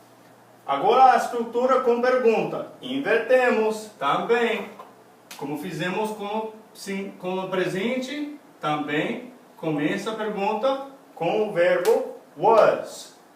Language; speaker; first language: Portuguese; non-native, fluent; English